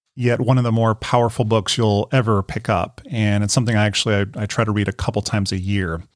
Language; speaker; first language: English; native; English